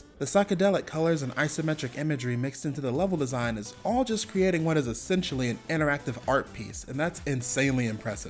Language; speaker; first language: English; native; English